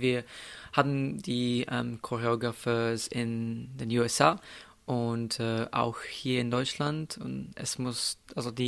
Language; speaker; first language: German; non-native, fluent; Slovenian